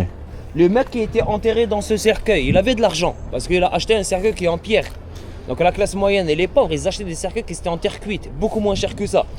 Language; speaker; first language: French; non-native, local second language; Arabic